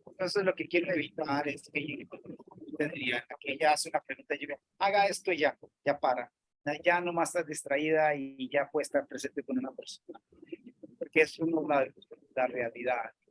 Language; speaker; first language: Spanish; non-native, fluent; English